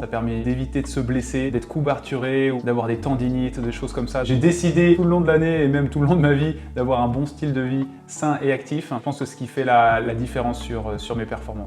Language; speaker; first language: French; native; French